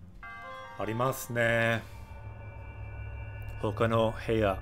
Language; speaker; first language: Japanese; non-native, fluent; English